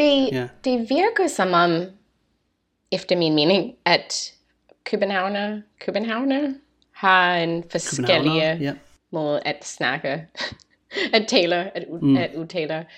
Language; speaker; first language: Danish; non-native, learner; English